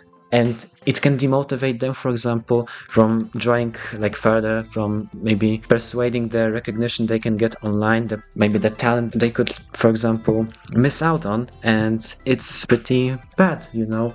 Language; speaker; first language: English; non-native, fluent; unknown